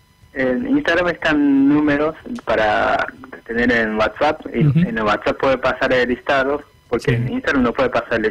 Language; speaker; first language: Spanish; non-native, fluent; Japanese